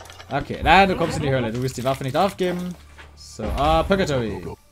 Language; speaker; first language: German; native; German